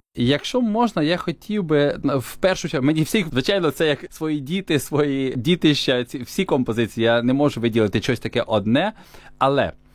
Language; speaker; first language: Ukrainian; native; Ukrainian